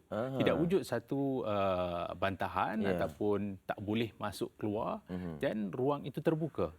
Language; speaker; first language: Malay; non-native, local second language; Tamil